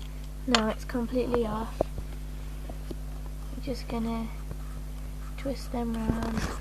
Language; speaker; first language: English; native; English